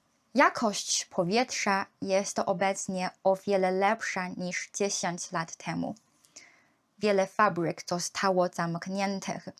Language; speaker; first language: Polish; non-native, learner; Chinese